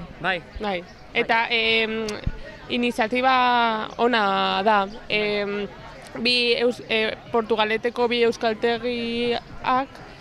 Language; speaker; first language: Basque; non-native, learner; Spanish